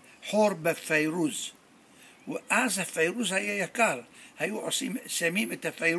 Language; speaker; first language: Hebrew; non-native, fluent; Arabic